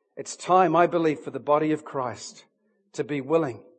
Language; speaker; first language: English; native; English